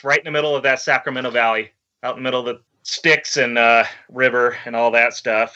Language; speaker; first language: English; native; English